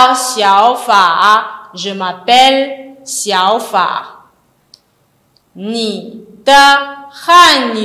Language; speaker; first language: Chinese; non-native, fluent; French